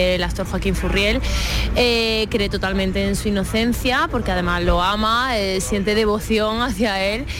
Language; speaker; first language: Spanish; native; Spanish